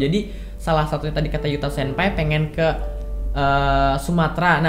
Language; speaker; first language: Indonesian; native; Indonesian